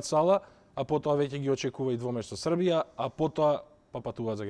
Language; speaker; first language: Macedonian; native; Macedonian